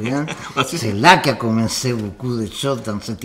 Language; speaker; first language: French; non-native, fluent; Spanish